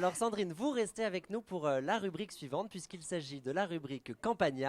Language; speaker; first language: French; native; French